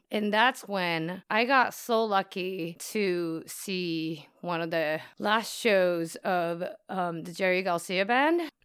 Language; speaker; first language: English; non-native, fluent; Japanese